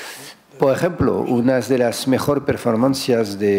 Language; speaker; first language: Spanish; non-native, fluent; French